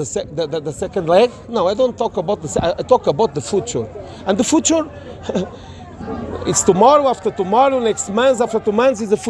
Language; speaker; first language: English; non-native, learner; Portuguese